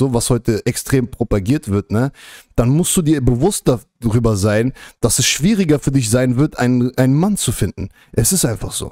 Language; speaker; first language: German; native; German